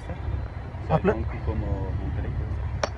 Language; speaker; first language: Spanish; non-native, learner; French